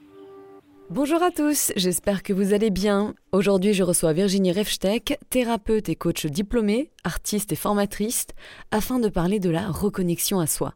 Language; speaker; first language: French; native; French